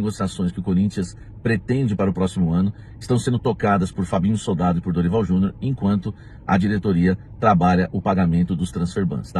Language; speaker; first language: Portuguese; native; Portuguese